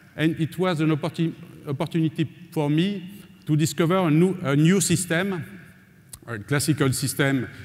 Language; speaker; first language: English; non-native, learner; French